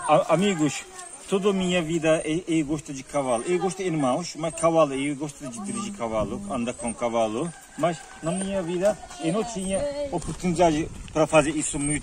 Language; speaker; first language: Portuguese; non-native, learner; Turkish